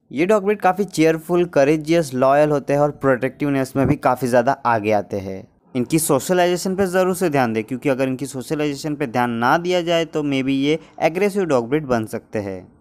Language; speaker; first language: Hindi; native; Hindi